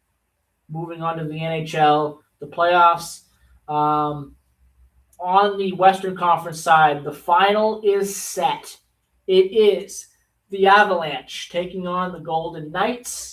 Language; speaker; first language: English; native; English